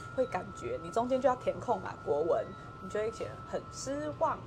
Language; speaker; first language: Chinese; native; Chinese